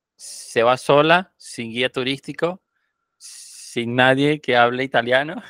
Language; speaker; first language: Spanish; native; Spanish